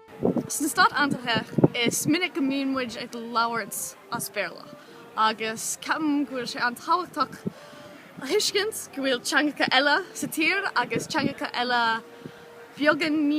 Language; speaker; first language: Irish; non-native, learner; English